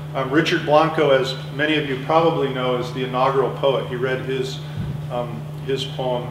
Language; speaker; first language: English; native; English